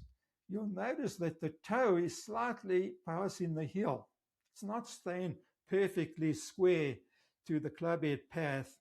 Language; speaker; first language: English; native; English